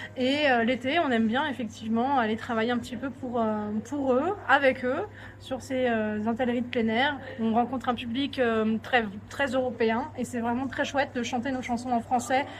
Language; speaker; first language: French; native; French